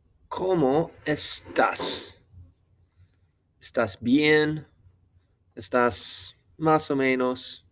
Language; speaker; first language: Spanish; non-native, fluent; English